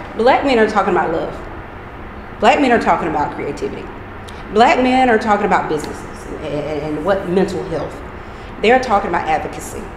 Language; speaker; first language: English; native; English